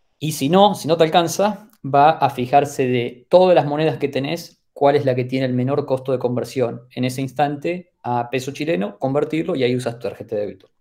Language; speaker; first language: Spanish; native; Spanish